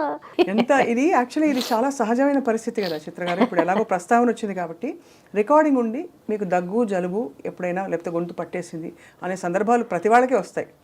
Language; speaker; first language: Telugu; native; Telugu